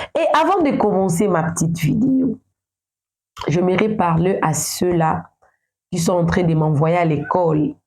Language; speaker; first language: French; non-native, local second language; Lingala